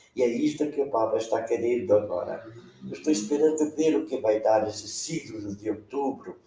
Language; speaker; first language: Portuguese; non-native, local second language; Venetian